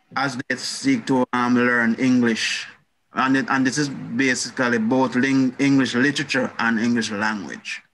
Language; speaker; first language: English; non-native, fluent; Spanish